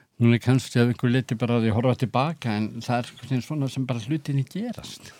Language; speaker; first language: Icelandic; native; Icelandic